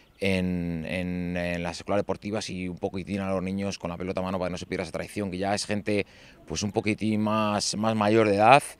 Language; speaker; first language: Spanish; native; Spanish